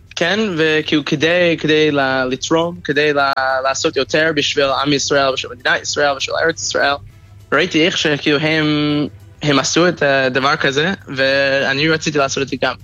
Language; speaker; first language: Hebrew; non-native, fluent; English